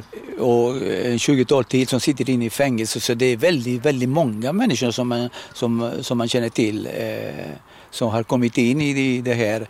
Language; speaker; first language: Swedish; non-native, fluent; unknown